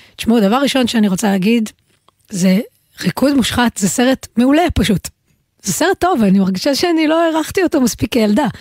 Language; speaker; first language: Hebrew; native; Hebrew